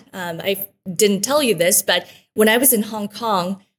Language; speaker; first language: English; early bilingual, other home language; Spanish